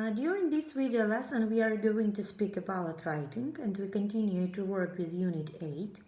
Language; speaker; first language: English; non-native, fluent; Ukrainian